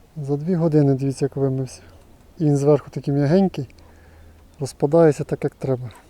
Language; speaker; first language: Ukrainian; native; Ukrainian